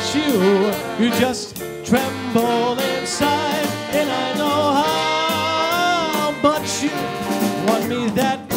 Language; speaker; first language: English; native; English